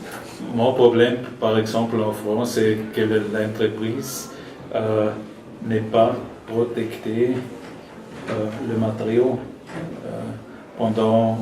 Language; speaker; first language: French; non-native, learner; German